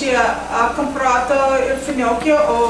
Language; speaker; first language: Italian; non-native, learner; English